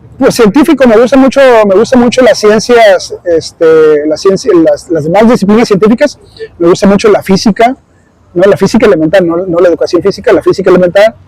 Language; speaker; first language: Spanish; early bilingual, heritage; Spanish